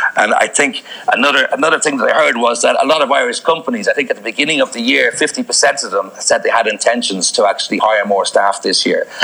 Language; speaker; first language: English; native; English